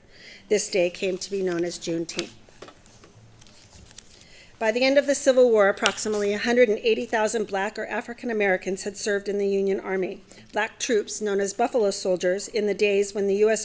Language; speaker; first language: English; native; English